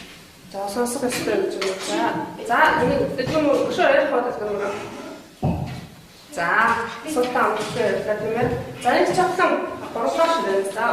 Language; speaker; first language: Mongolian; native; Mongolian